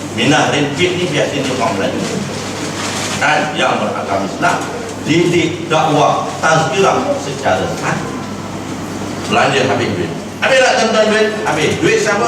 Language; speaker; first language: Malay; native; Malay